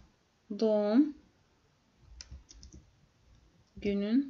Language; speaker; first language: Turkish; non-native, fluent; Arabic